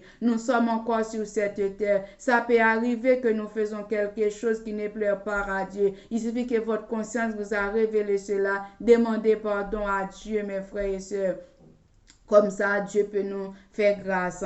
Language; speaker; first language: French; non-native, local second language; Haitian Creole